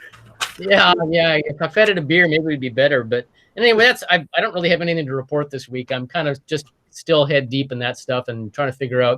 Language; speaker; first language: English; native; English